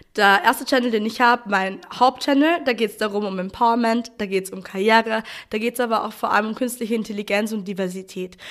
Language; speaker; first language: German; native; German